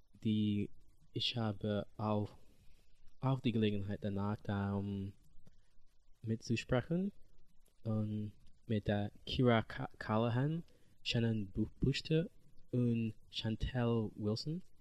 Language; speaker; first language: German; non-native, learner; English